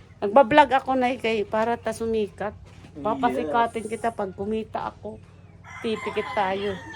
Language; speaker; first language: Filipino; non-native, local second language; Waray